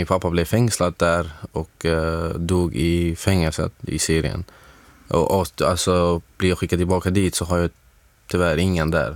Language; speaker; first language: Swedish; non-native, fluent; Arabic